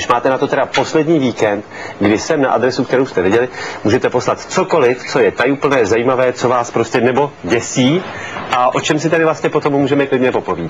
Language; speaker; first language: Czech; native; Czech